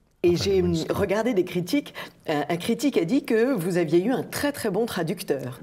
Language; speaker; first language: French; native; French